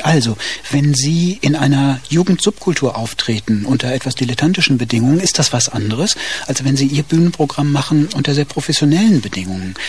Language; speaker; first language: German; native; German